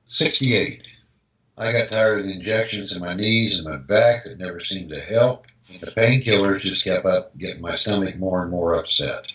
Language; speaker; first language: English; native; English